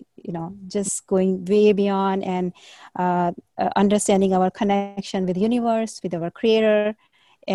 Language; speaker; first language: English; non-native, local second language; Hindi